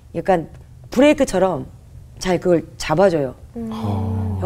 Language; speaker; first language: Korean; native; Korean